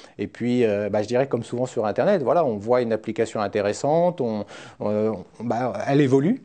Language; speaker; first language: French; native; French